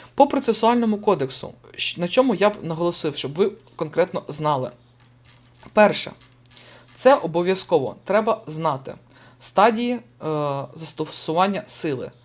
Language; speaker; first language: Ukrainian; native; Ukrainian